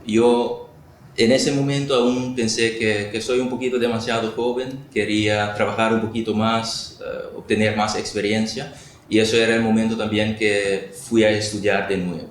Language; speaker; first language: Spanish; non-native, local second language; Papiamento